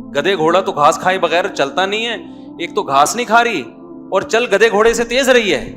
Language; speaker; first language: Urdu; native; Urdu